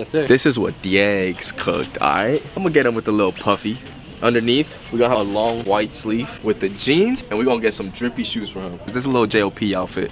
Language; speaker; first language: English; early bilingual, other home language; Spanish